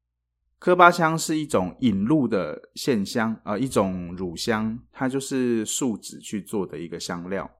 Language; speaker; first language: Chinese; native; Chinese